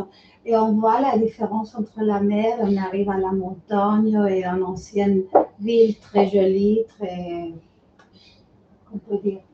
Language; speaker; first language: French; non-native, fluent; Spanish